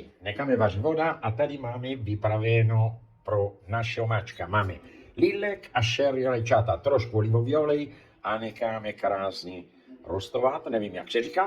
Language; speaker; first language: Czech; non-native, learner; Italian